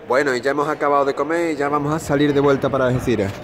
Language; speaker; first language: Spanish; native; Spanish